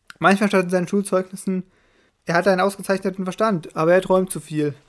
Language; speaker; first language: German; native; German